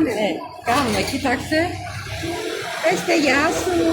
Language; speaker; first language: Greek; non-native, learner; Armenian